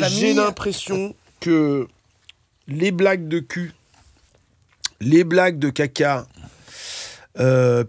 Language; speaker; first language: French; native; French